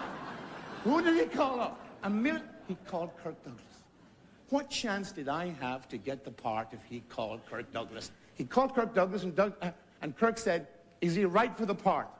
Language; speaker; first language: English; native; English